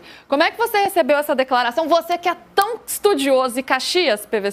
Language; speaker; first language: Portuguese; native; Portuguese